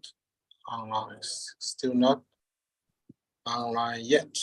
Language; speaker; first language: English; non-native, learner; Chinese